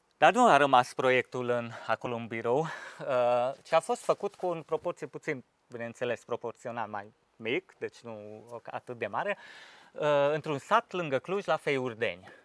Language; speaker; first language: Romanian; non-native, fluent; French